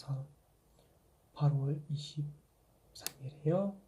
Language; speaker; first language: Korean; non-native, fluent; Kazakh